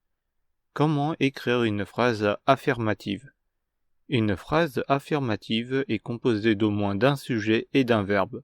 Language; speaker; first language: French; non-native, fluent; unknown